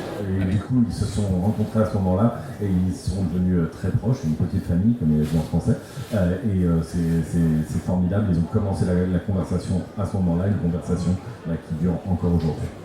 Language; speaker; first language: French; native; French